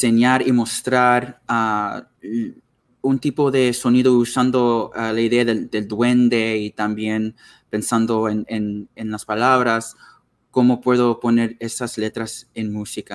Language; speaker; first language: Spanish; non-native, learner; English